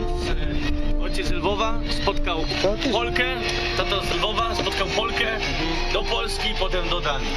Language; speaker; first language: Polish; early bilingual, heritage; Danish